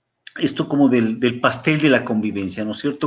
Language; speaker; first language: Spanish; native; Spanish